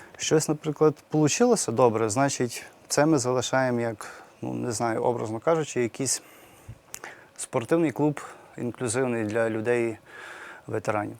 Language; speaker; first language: Ukrainian; native; Ukrainian